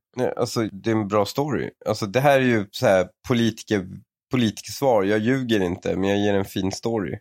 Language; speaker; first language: Swedish; early bilingual, other home language; Persian